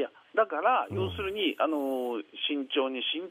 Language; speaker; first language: Japanese; native; Japanese